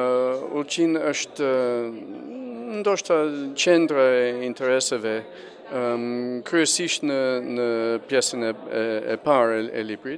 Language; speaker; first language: Albanian; non-native, fluent; English